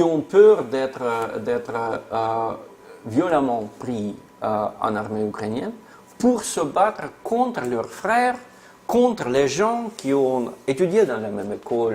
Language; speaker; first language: French; non-native, fluent; Russian